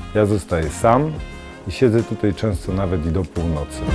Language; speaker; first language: Polish; native; Polish